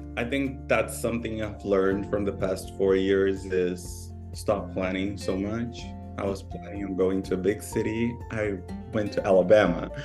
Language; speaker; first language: English; early bilingual, other home language; Portuguese